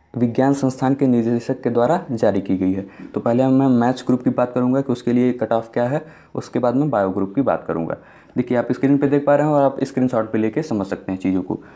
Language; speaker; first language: Hindi; native; Hindi